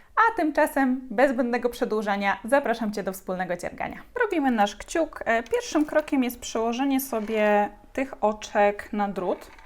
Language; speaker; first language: Polish; native; Polish